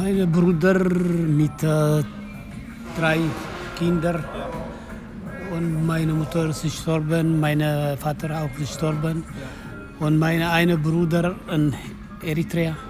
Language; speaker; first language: German; non-native, learner; Tigrinya